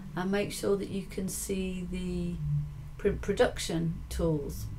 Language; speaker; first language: English; native; English